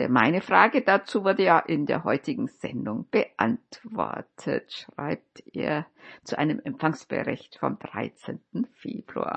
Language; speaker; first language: German; native; German